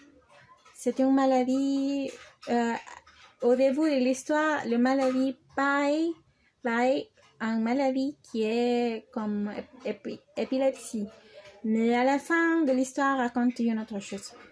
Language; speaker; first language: French; non-native, learner; Spanish